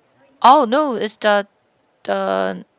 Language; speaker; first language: English; non-native, learner; Korean